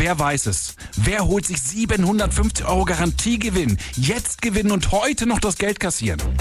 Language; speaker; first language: German; native; German